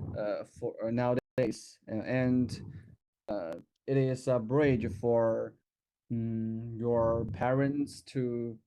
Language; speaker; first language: English; non-native, learner; Chinese